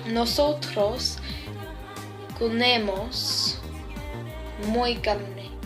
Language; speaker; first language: Spanish; non-native, learner; English